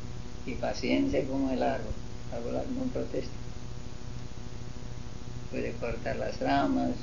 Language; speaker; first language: Spanish; non-native, fluent; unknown